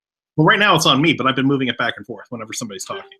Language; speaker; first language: English; native; English